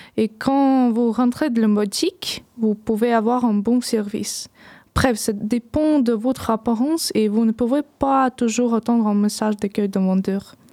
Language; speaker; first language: French; non-native, learner; Ukrainian